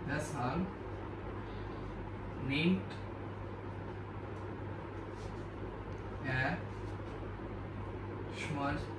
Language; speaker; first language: German; non-native, learner; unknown